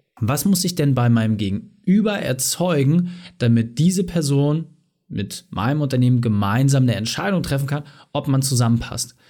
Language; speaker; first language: German; native; German